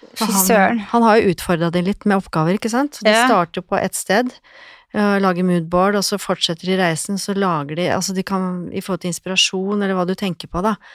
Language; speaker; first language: Norwegian; native; Norwegian